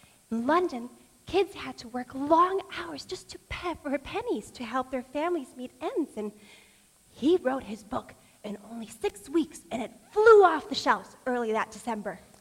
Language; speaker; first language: English; native; English